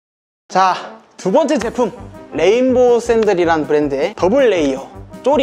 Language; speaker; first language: Korean; native; Korean